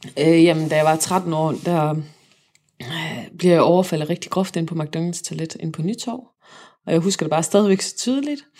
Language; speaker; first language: Danish; native; Danish